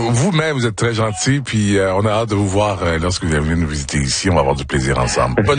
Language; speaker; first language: French; native; French